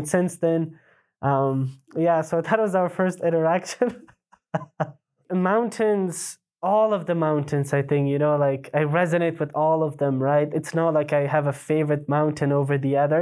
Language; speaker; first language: English; non-native, fluent; Pashto